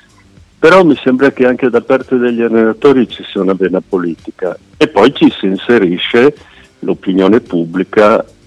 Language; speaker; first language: Italian; native; Italian